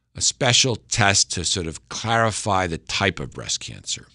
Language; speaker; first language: English; native; English